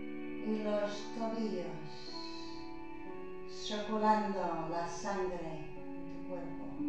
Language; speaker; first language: Spanish; non-native, fluent; English